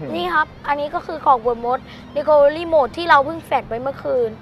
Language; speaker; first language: Thai; native; Thai